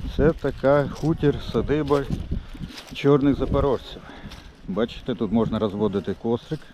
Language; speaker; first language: Ukrainian; non-native, local second language; Russian